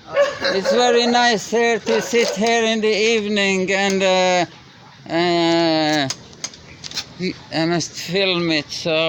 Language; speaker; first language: English; non-native, learner; Norwegian